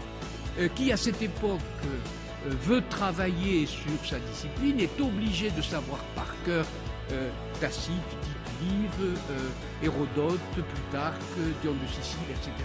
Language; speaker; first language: French; native; French